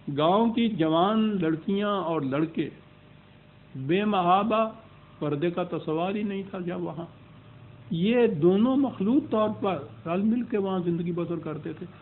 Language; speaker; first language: Urdu; non-native, local second language; Punjabi